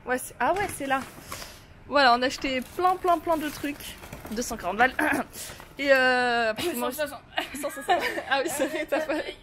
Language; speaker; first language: French; native; French